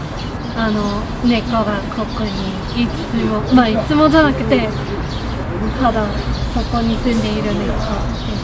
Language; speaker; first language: Japanese; non-native, learner; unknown